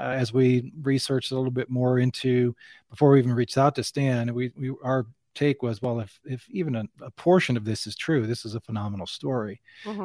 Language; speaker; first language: English; native; English